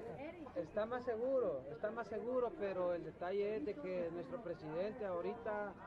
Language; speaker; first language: Spanish; native; Spanish